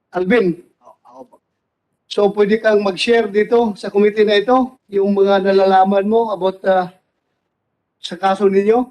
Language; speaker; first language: Filipino; non-native, local second language; Cebuano